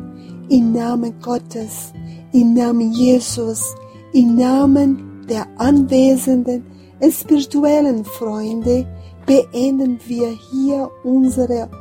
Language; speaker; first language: German; non-native, learner; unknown